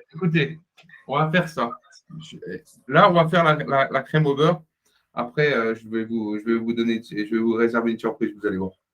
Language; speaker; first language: French; native; French